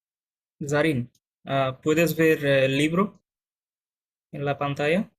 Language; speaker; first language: Spanish; non-native, fluent; Bangla